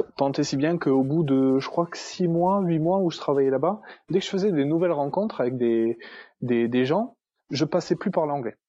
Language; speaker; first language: French; native; French